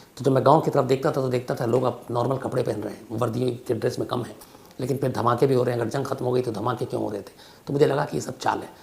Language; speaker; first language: Hindi; native; Hindi